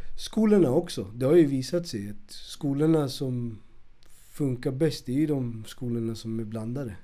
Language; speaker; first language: Swedish; early bilingual, other home language; Spanish